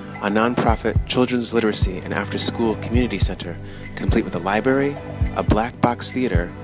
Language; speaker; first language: English; native; English